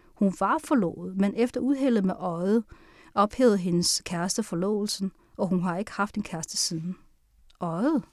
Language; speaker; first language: Danish; early bilingual, other home language; Chinese